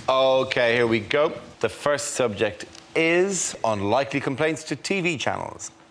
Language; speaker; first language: English; native; English